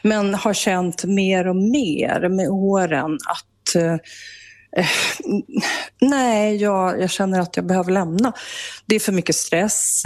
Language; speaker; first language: Swedish; native; Swedish